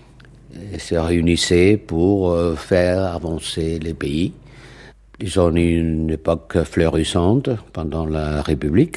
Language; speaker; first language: French; non-native, fluent; Catalan